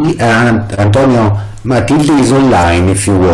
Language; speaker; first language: English; non-native, learner; Italian